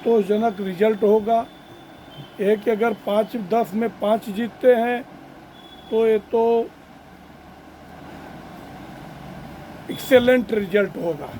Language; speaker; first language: Hindi; native; Hindi